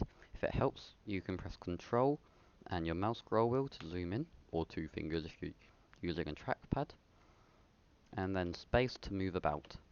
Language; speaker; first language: English; native; English